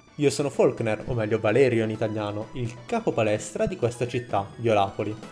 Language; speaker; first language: Italian; native; Italian